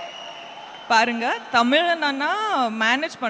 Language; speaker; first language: Tamil; non-native, fluent; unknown